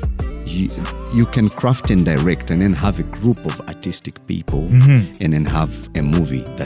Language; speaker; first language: English; non-native, local second language; Nyankole